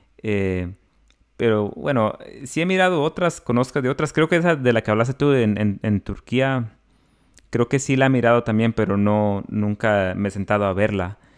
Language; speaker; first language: Spanish; early bilingual, other home language; English